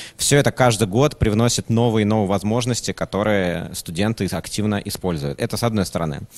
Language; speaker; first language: Russian; native; Russian